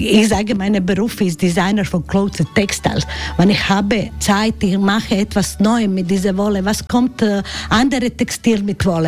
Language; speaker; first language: German; non-native, learner; Croatian